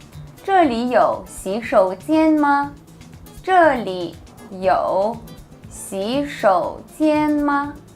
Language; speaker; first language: Chinese; non-native, fluent; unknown